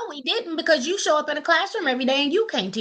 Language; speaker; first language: English; native; English